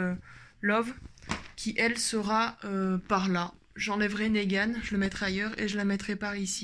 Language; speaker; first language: French; native; French